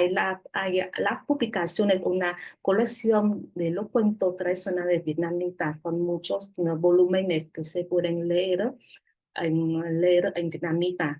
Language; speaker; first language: Spanish; non-native, fluent; Vietnamese